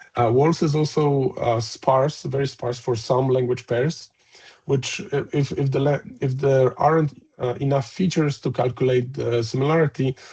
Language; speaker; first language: English; non-native, fluent; Polish